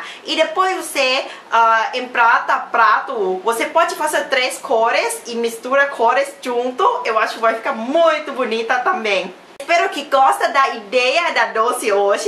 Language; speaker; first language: Portuguese; non-native, learner; Thai